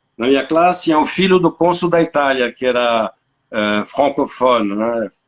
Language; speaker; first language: Portuguese; non-native, fluent; French